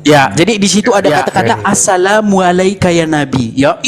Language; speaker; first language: Indonesian; native; Indonesian